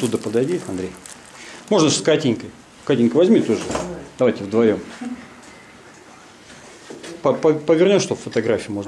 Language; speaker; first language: Russian; native; Russian